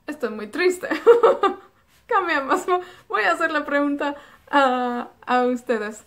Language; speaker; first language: Spanish; non-native, fluent; Welsh